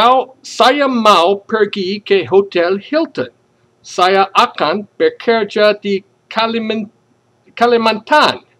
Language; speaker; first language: Indonesian; non-native, learner; English